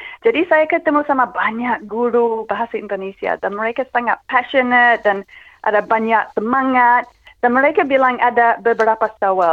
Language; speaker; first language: Indonesian; non-native, fluent; English